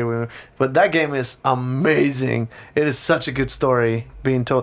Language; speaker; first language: English; non-native, fluent; Spanish